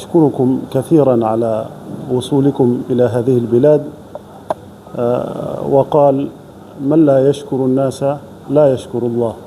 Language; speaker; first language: Arabic; non-native, fluent; Swahili